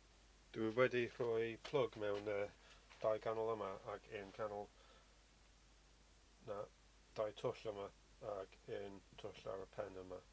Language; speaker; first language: Welsh; non-native, learner; English